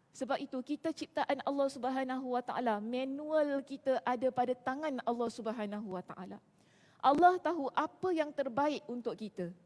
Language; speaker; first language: Malay; native; Malay